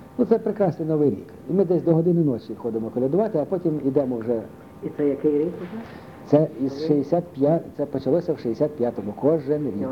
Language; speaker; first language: Ukrainian; native; Ukrainian